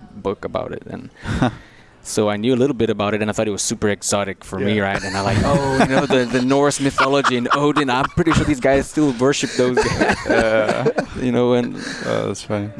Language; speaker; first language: English; non-native, fluent; Portuguese